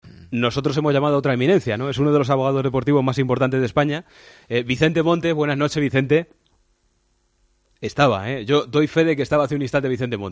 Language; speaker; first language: Spanish; native; Spanish